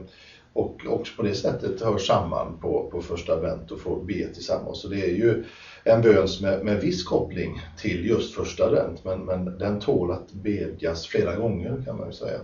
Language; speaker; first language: Swedish; native; Swedish